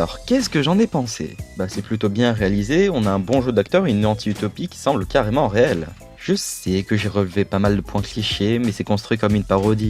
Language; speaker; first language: French; native; French